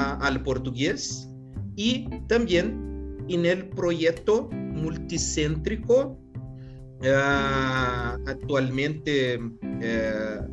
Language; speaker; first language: Spanish; non-native, learner; Portuguese